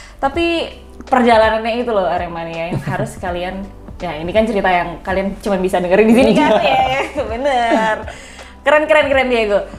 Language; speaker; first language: Indonesian; native; Indonesian